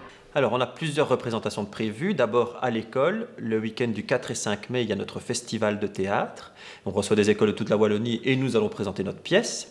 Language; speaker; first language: French; native; French